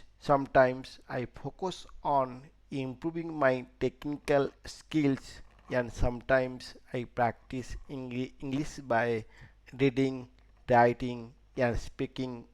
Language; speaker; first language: English; non-native, fluent; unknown